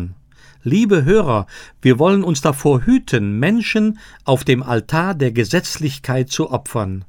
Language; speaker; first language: German; native; German